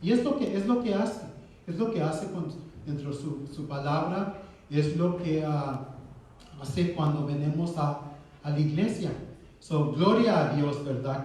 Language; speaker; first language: Spanish; early bilingual, heritage; Spanish